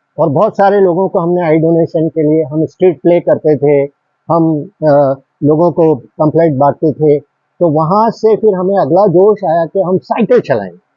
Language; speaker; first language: Hindi; native; Hindi